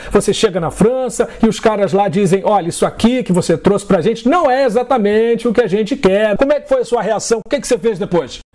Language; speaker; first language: Portuguese; native; Portuguese